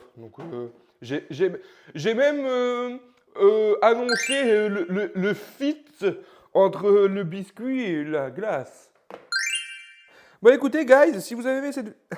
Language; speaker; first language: French; native; French